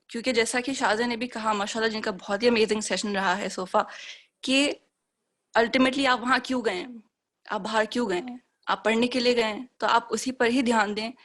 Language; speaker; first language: Hindi; native; Hindi